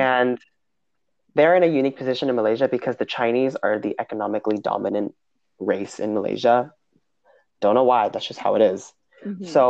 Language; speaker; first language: English; native; English